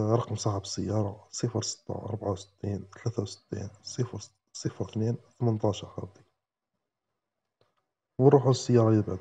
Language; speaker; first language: Arabic; native; Arabic